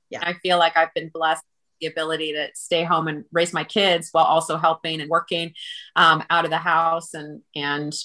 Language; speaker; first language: English; native; English